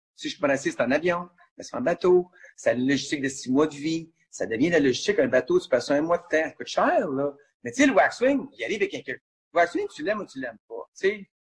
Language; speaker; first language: French; native; French